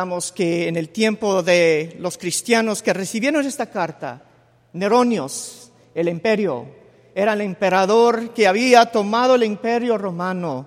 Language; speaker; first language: Spanish; early bilingual, heritage; Spanish